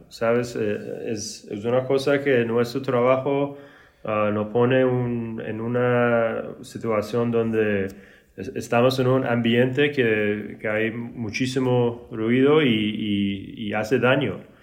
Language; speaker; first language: Spanish; early bilingual, heritage; Spanish